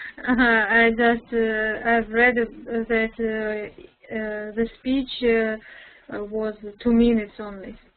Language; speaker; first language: English; non-native, learner; Russian